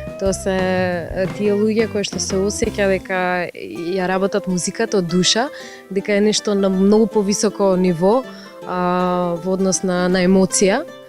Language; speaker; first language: Macedonian; early bilingual, other home language; Russian